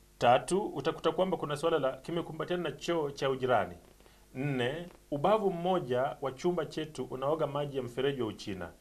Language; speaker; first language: Swahili; native; Swahili